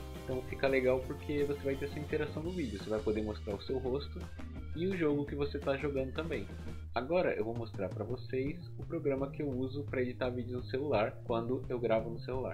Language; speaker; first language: Portuguese; native; Portuguese